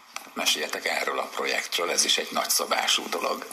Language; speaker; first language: Hungarian; native; Hungarian